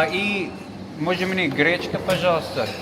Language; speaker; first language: Russian; non-native, learner; English